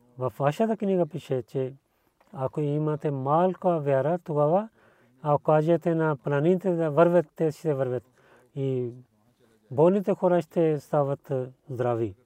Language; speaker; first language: Bulgarian; non-native, learner; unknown